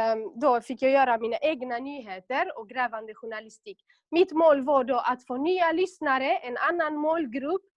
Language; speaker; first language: Swedish; non-native, local second language; Kurdish